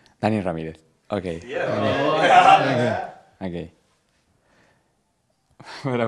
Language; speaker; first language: Polish; non-native, learner; Spanish